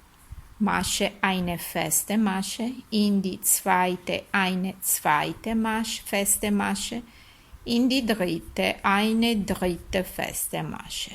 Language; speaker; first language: German; non-native, learner; Italian